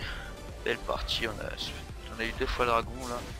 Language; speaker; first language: French; native; French